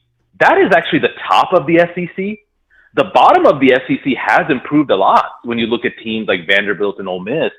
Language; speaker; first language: English; native; English